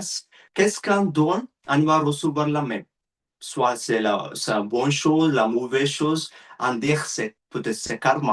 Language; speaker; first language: French; non-native, learner; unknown